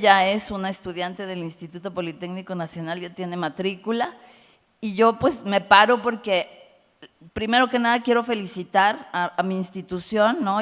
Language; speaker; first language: Spanish; native; Spanish